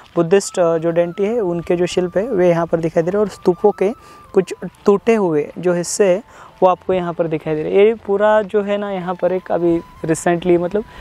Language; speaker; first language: Hindi; non-native, local second language; Marathi